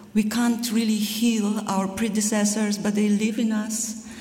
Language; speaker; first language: English; non-native, fluent; Slovenian